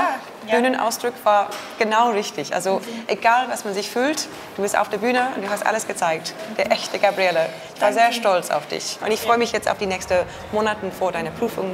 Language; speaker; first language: German; non-native, fluent; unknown